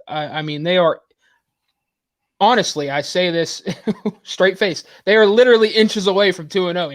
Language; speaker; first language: English; native; English